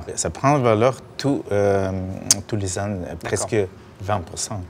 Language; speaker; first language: French; non-native, learner; Russian